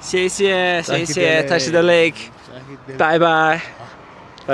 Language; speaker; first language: Chinese; non-native, learner; Turkish